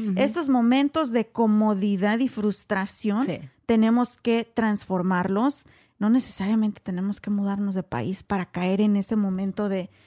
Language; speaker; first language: Spanish; native; Spanish